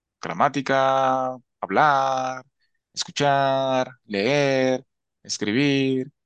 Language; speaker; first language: Spanish; native; Spanish